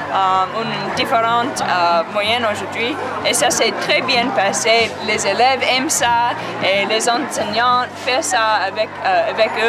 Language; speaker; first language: French; non-native, learner; English